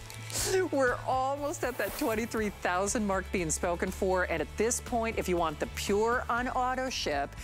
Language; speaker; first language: English; native; English